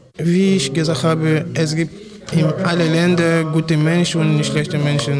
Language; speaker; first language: German; non-native, learner; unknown